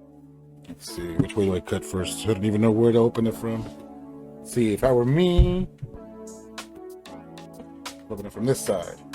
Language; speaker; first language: English; native; English